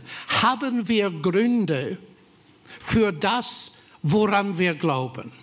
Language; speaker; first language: German; non-native, fluent; English